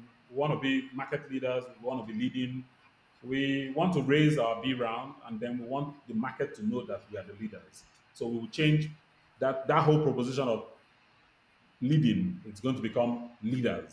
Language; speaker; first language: English; non-native, local second language; Igbo